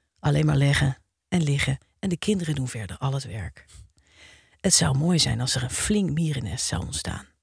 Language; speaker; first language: Dutch; native; Dutch